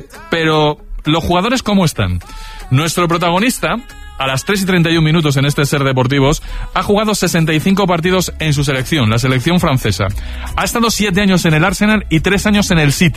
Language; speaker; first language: Spanish; native; Spanish